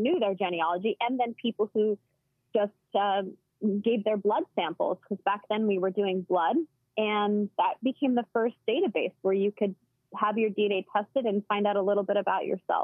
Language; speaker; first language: English; native; English